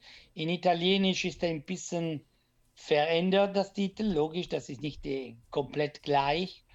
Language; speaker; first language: German; non-native, learner; Italian